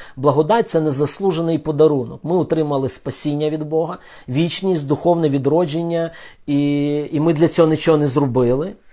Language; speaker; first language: Ukrainian; non-native, local second language; Russian